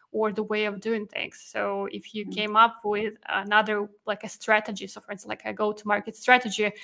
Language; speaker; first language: English; non-native, fluent; Russian